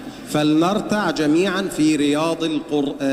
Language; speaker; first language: Arabic; native; Arabic